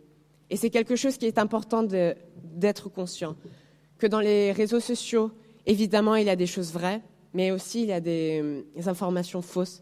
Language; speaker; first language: French; non-native, fluent; Spanish